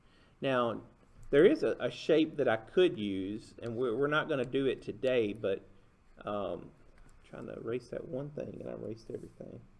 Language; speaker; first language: English; native; English